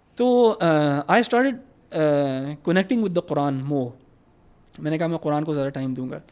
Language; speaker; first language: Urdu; native; Urdu